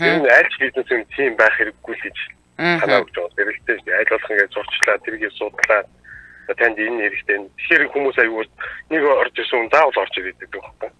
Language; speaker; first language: Mongolian; native; Mongolian